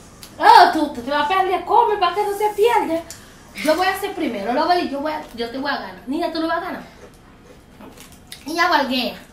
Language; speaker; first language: Spanish; non-native, learner; Haitian Creole